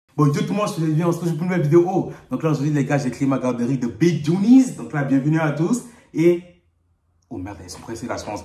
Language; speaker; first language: French; native; French